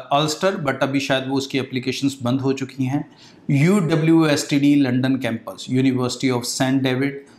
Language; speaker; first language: Hindi; non-native, local second language; Punjabi